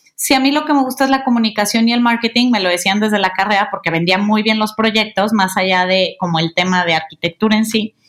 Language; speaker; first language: Spanish; native; Spanish